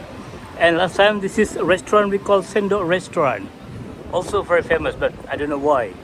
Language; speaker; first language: English; non-native, learner; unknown